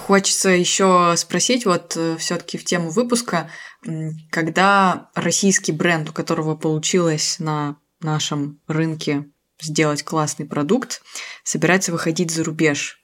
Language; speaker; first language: Russian; native; Russian